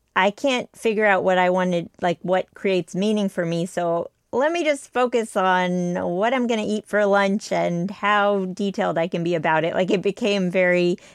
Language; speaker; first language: English; native; English